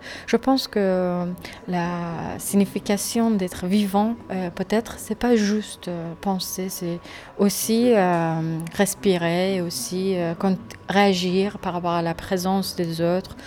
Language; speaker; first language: French; non-native, fluent; Persian